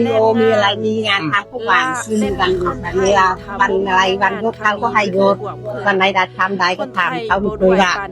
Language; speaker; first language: Thai; non-native, fluent; Khmer